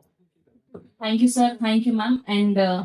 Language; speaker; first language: Telugu; native; Telugu